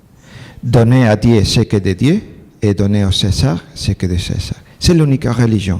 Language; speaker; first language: French; non-native, learner; Spanish